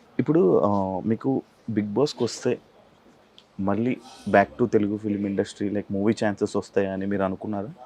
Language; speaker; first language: Telugu; native; Telugu